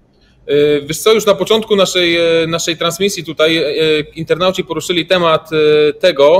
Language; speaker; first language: Polish; native; Polish